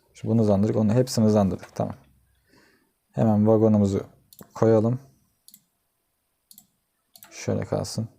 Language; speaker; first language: Turkish; native; Turkish